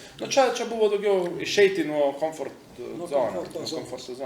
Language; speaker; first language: Lithuanian; non-native, learner; Italian